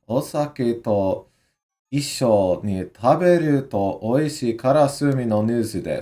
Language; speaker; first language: Japanese; non-native, learner; English